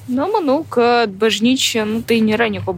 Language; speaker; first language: Lithuanian; non-native, local second language; Russian